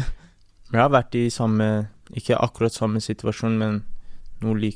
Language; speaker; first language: Norwegian; early bilingual, other home language; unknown